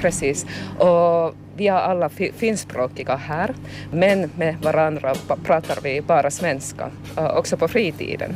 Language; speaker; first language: Swedish; non-native, learner; Finnish